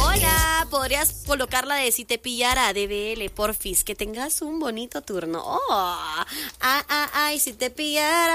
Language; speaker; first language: Spanish; native; Spanish